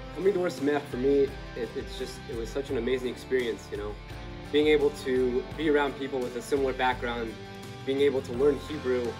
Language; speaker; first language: English; native; English